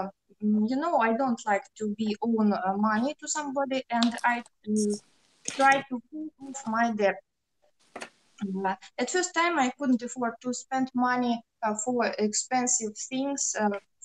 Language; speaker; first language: English; non-native, learner; Russian